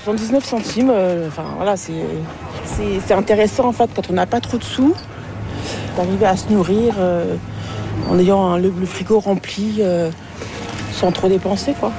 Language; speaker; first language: French; native; French